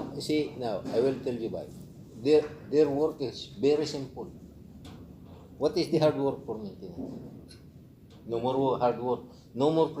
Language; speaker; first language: English; non-native, local second language; Filipino